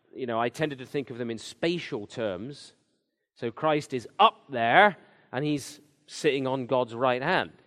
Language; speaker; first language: English; native; English